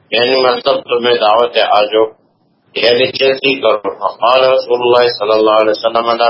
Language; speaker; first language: Urdu; non-native, local second language; Pashto